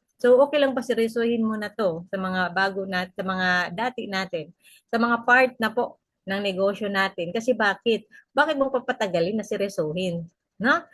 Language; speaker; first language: Filipino; non-native, local second language; Cebuano